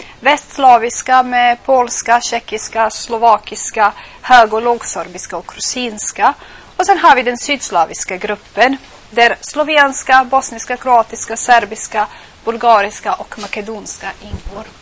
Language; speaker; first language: Swedish; non-native, fluent; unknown